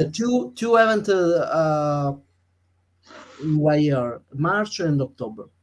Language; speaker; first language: English; non-native, learner; Italian